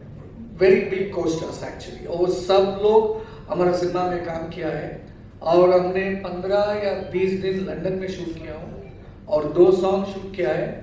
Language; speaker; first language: Hindi; non-native, learner; Kannada